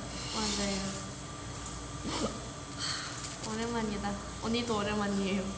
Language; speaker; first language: Korean; non-native, fluent; Thai